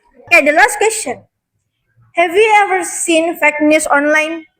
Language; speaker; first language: English; non-native, learner; Indonesian